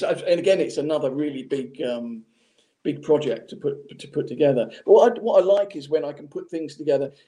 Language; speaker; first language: English; native; English